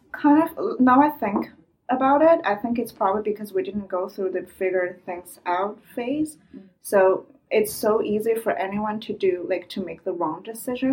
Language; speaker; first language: English; non-native, fluent; Chinese